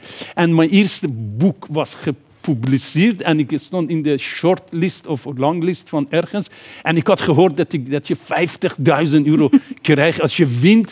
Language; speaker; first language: Dutch; non-native, fluent; Persian